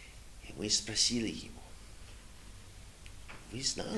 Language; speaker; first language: Russian; non-native, learner; English